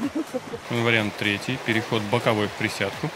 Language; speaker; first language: Russian; native; Russian